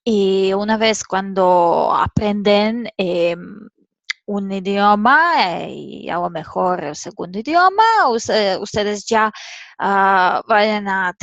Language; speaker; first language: Spanish; non-native, fluent; Serbian